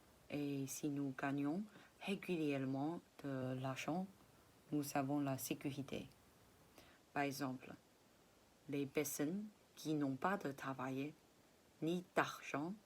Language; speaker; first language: French; non-native, fluent; Chinese